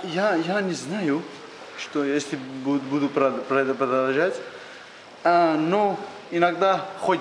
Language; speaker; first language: Russian; non-native, learner; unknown